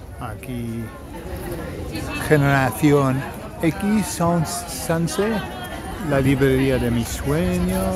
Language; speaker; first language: Spanish; native; Spanish